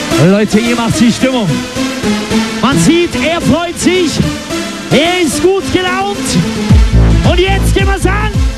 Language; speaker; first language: German; native; German